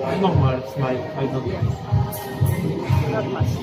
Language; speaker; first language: English; non-native, learner; Polish